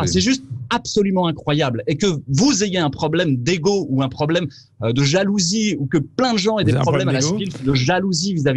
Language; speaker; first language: French; native; French